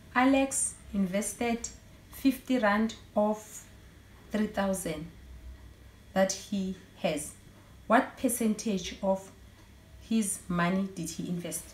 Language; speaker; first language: English; non-native, local second language; Zulu